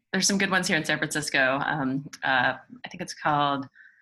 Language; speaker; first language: English; native; English